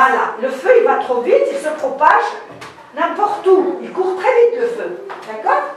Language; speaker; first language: French; non-native, local second language; Arabic